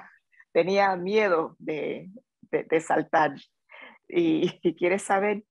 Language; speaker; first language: Spanish; early bilingual, other home language; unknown